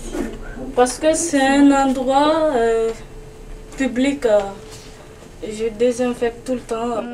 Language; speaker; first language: French; non-native, fluent; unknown